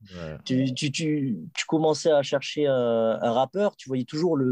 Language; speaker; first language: French; native; French